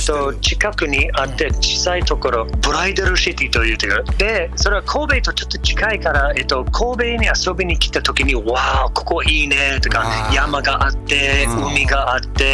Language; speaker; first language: Japanese; non-native, learner; English